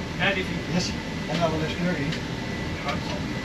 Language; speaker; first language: Danish; native; Danish